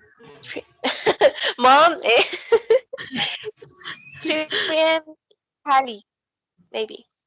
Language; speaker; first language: English; non-native, learner; Spanish